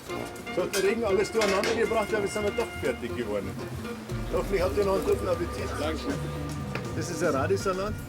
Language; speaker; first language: German; native; German